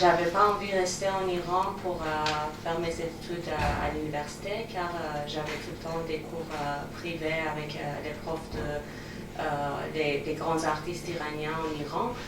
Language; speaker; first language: French; non-native, fluent; Persian